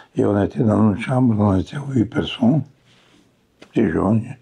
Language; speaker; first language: French; non-native, fluent; Bulgarian